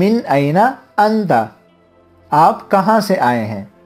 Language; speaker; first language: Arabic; non-native, fluent; Urdu